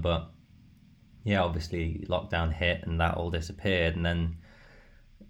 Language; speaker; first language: English; native; English